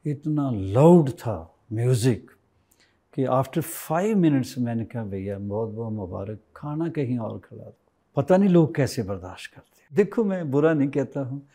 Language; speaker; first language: Hindi; native; Hindi